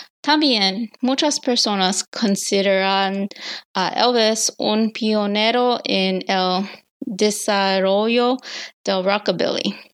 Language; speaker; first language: Spanish; non-native, learner; English